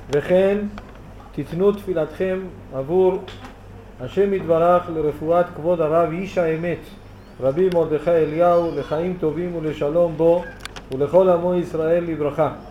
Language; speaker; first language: Hebrew; native; Hebrew